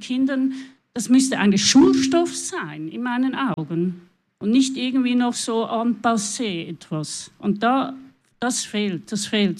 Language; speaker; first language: German; native; German